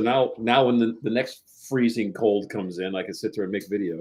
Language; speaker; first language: English; native; English